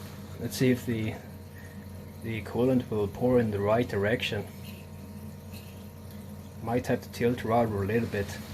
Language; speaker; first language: English; non-native, fluent; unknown